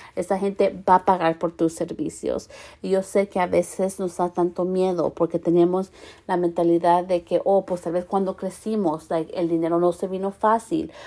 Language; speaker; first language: Spanish; early bilingual, heritage; Spanish